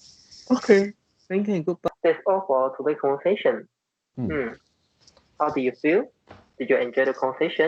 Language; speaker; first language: English; non-native, learner; Chinese